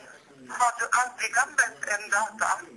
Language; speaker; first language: Swedish; non-native, fluent; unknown